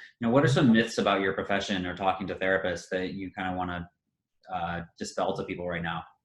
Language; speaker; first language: English; native; English